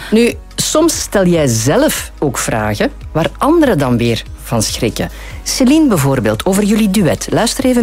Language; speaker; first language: Dutch; native; Dutch